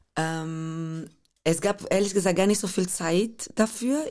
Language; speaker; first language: German; non-native, fluent; Portuguese